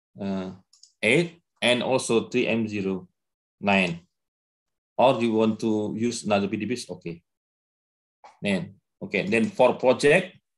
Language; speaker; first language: English; non-native, learner; Indonesian